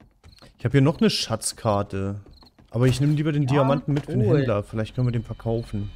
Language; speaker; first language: German; native; German